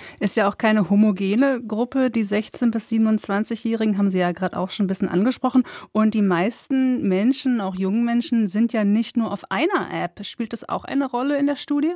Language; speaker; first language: German; native; German